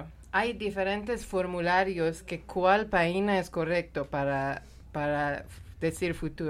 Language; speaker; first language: Spanish; non-native, learner; Persian